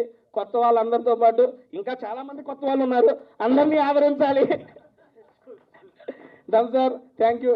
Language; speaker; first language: Telugu; native; Telugu